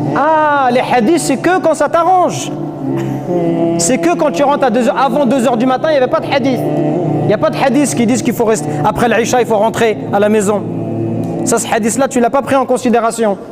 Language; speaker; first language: French; native; French